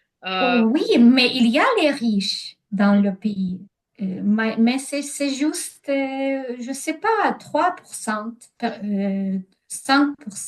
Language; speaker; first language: French; non-native, learner; Ukrainian